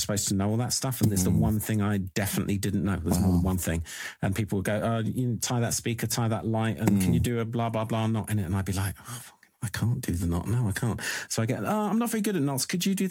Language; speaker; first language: English; native; English